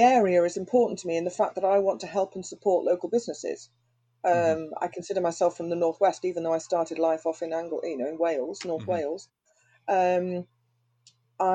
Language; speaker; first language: English; native; English